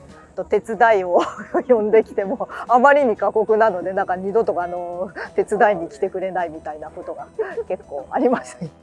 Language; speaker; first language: Japanese; native; Japanese